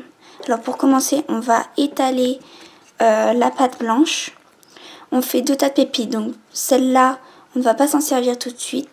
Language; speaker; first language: French; native; French